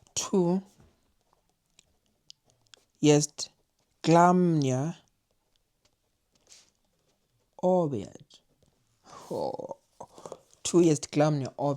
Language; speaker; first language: Polish; non-native, learner; English